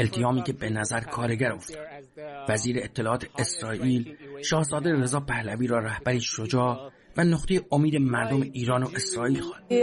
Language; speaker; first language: Persian; native; Persian